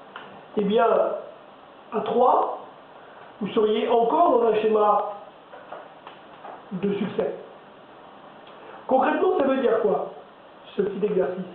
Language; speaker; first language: French; native; French